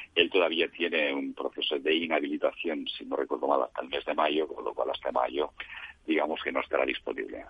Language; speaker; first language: Spanish; non-native, local second language; Catalan